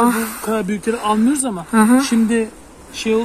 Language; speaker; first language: Turkish; native; Turkish